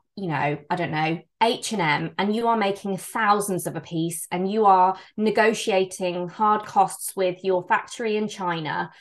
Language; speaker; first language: English; native; English